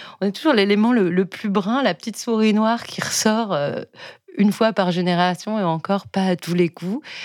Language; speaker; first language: French; native; French